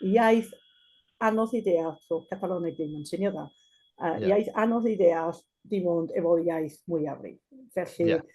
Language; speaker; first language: Welsh; non-native, fluent; Basque